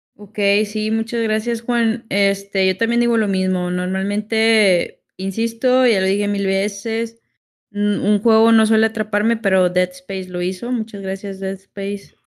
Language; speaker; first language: Spanish; native; Spanish